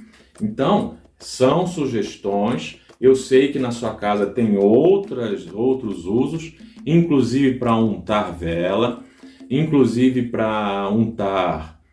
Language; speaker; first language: Portuguese; native; Portuguese